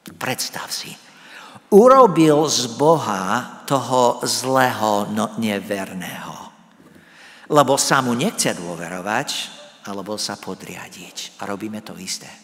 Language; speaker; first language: Slovak; non-native, fluent; English